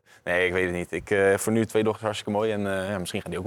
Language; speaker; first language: Dutch; native; Dutch